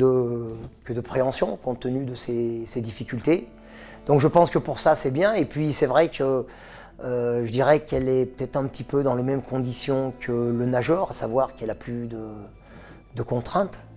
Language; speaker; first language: French; native; French